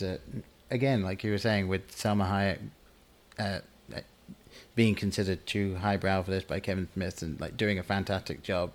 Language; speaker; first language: English; native; English